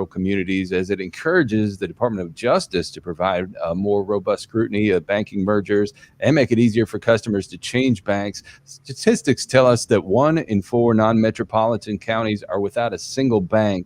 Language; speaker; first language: English; native; English